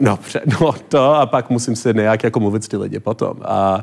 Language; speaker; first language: Czech; non-native, learner; English